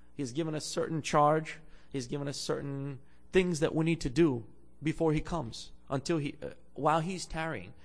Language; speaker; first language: English; non-native, fluent; Bulgarian